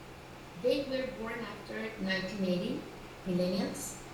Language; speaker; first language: English; non-native, learner; Spanish